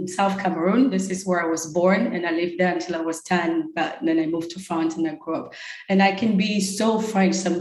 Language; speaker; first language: English; non-native, fluent; French